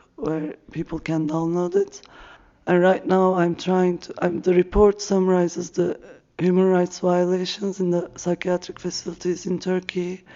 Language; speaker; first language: English; non-native, fluent; Turkish